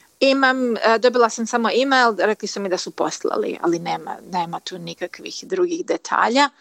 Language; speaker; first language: Croatian; early bilingual, heritage; Croatian